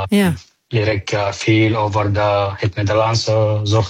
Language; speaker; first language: Dutch; non-native, learner; Arabic